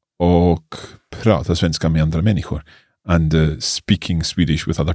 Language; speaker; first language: Swedish; non-native, learner; English